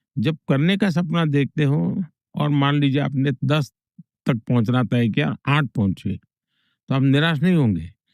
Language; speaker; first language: Hindi; non-native, local second language; Gujarati